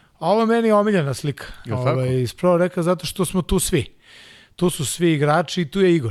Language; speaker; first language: Serbian; non-native, local second language; Hungarian